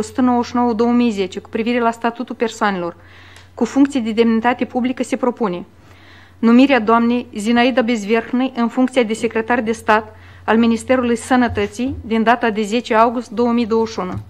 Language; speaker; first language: Romanian; native; Romanian